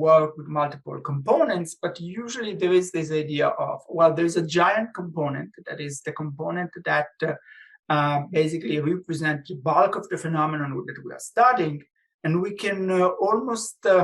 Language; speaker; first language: English; non-native, fluent; Italian